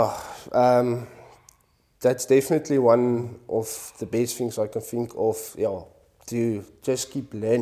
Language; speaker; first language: English; non-native, local second language; Afrikaans